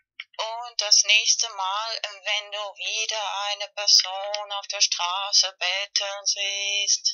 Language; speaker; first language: German; non-native, learner; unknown